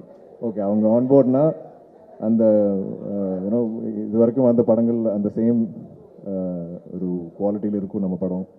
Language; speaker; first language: Tamil; non-native, local second language; Malayalam